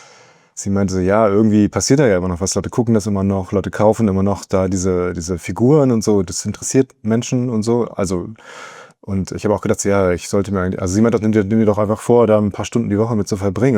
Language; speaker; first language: German; native; German